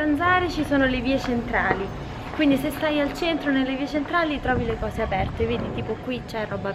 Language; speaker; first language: Italian; native; Italian